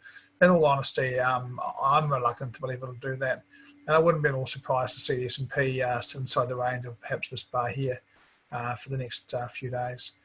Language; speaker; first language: English; native; English